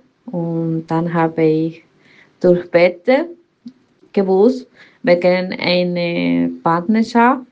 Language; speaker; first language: German; non-native, fluent; Spanish